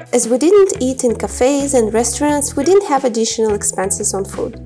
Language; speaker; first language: English; non-native, fluent; Kazakh